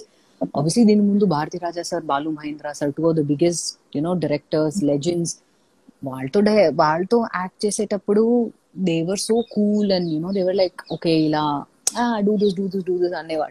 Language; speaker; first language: Telugu; non-native, fluent; Malayalam